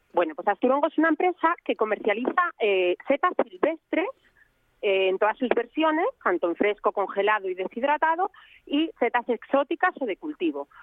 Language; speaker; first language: Spanish; native; Spanish